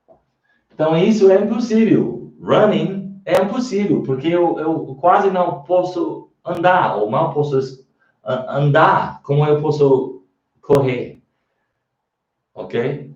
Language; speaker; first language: Portuguese; non-native, fluent; English